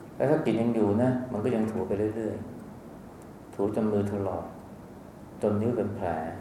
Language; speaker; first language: Thai; native; Thai